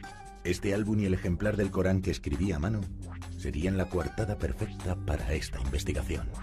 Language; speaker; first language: Spanish; native; Spanish